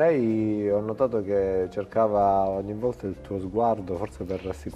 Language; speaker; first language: Italian; native; Italian